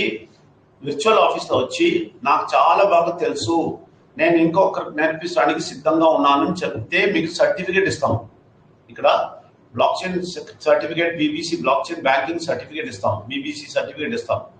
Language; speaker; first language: Telugu; non-native, fluent; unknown